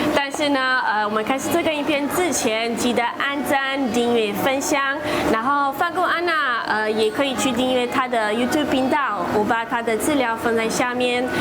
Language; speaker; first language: Chinese; non-native, fluent; French